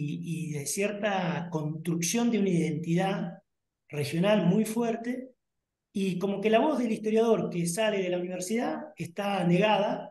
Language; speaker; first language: Spanish; native; Spanish